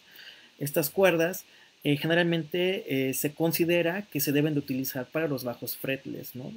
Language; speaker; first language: Spanish; native; Spanish